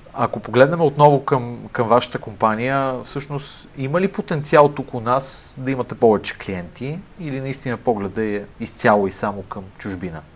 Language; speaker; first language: Bulgarian; native; Bulgarian